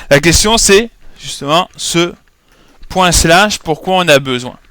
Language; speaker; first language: French; native; French